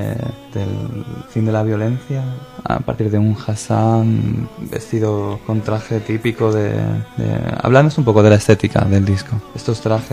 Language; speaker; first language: Spanish; native; Spanish